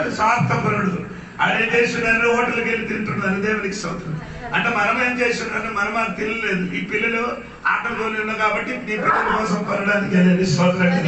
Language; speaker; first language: Telugu; non-native, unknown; Malayalam